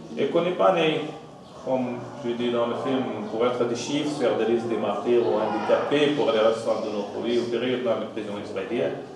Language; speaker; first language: French; non-native, fluent; Arabic